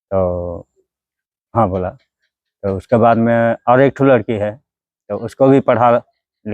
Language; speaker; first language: Hindi; non-native, local second language; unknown